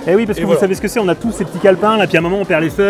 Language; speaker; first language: French; native; French